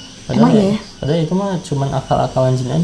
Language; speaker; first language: Indonesian; native; Indonesian